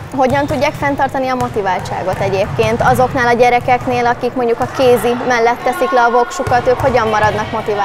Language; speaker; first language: Hungarian; native; Hungarian